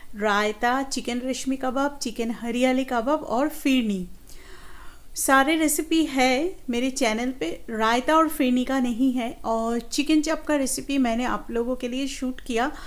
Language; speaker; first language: Hindi; non-native, local second language; Bangla